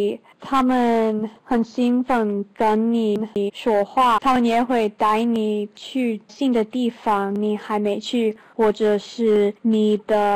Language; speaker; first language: Chinese; non-native, learner; English